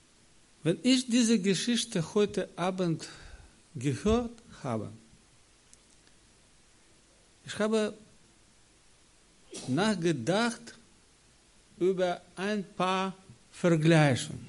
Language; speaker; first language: German; non-native, learner; Russian